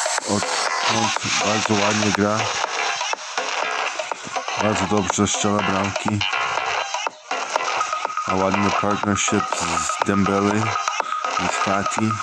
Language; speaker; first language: Polish; early bilingual, heritage; Polish